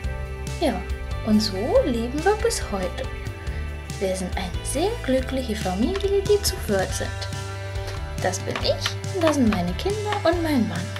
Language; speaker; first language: German; early bilingual, other home language; Russian